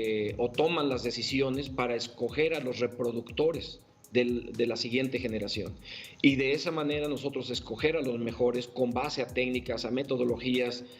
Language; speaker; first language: Spanish; native; Spanish